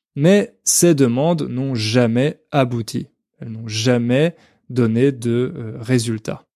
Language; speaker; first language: French; native; French